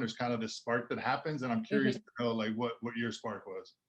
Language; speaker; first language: English; native; English